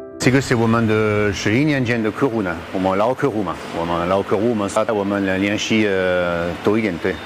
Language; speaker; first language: Chinese; non-native, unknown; French